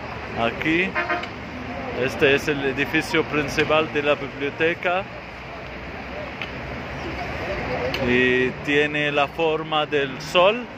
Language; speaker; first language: Spanish; non-native, fluent; Arabic